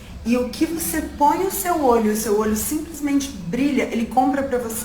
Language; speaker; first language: Portuguese; native; Portuguese